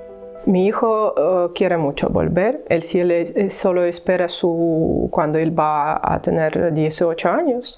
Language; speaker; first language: Spanish; non-native, learner; Ukrainian